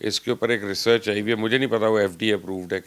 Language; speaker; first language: Urdu; native; Urdu